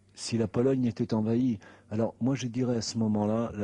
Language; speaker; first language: French; non-native, fluent; Spanish